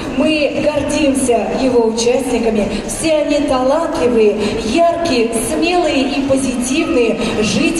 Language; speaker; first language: Russian; native; Russian